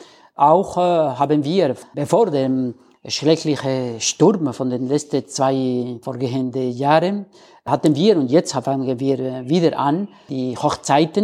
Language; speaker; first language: German; non-native, fluent; Spanish